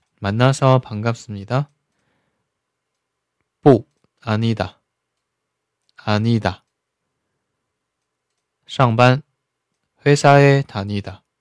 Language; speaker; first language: Korean; non-native, fluent; Chinese